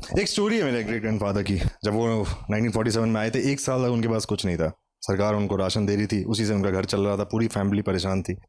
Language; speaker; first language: Hindi; native; Hindi